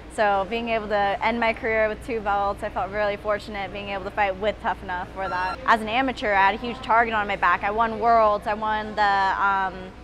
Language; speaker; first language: English; native; English